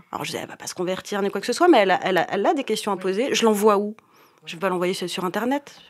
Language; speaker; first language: French; native; French